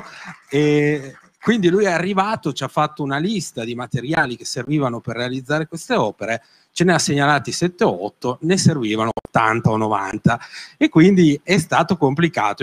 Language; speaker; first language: Italian; native; Italian